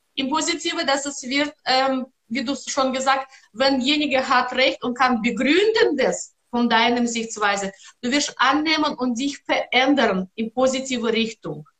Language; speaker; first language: German; non-native, learner; Russian